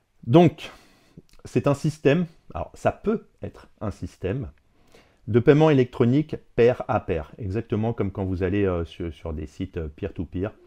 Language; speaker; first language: French; native; French